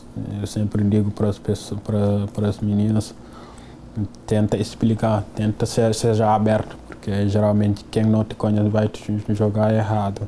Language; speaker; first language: Portuguese; non-native, fluent; Wolof